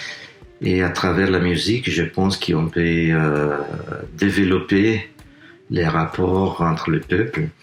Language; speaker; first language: French; non-native, fluent; Italian